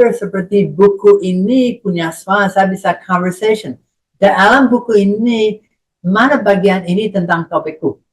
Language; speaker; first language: Indonesian; non-native, fluent; English